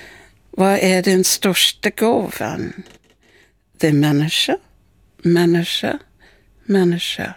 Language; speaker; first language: Swedish; non-native, fluent; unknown